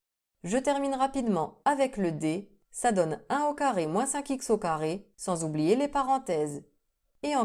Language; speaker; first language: French; native; French